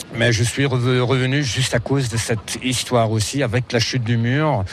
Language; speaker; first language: French; non-native, fluent; German